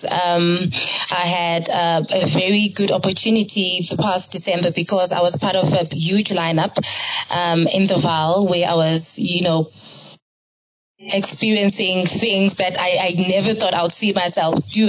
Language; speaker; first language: English; non-native, local second language; Zulu